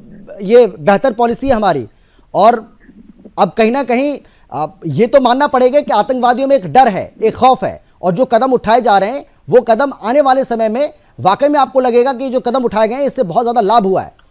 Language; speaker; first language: Hindi; native; Hindi